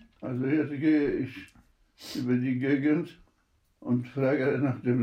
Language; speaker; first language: German; non-native, fluent; Polish